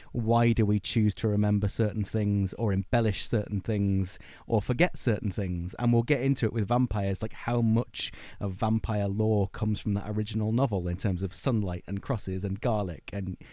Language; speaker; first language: English; native; English